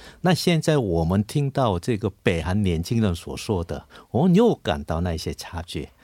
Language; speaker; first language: Chinese; non-native, fluent; Korean